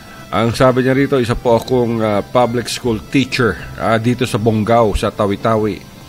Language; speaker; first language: Filipino; non-native, local second language; Chavacano